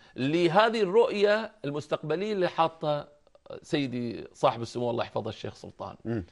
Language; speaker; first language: Arabic; native; Arabic